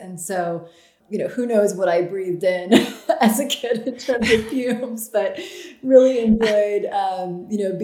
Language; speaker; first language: English; native; English